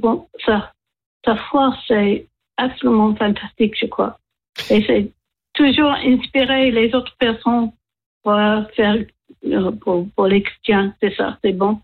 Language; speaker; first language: French; non-native, learner; English